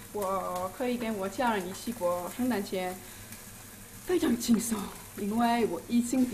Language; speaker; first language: Chinese; non-native, learner; German